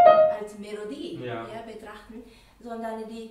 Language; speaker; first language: German; non-native, fluent; Japanese